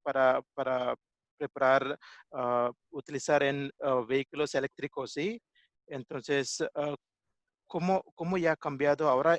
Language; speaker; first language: Spanish; non-native, learner; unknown